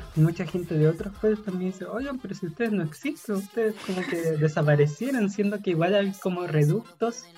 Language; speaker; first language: Spanish; native; Spanish